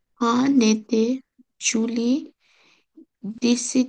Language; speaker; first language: French; non-native, learner; Bangla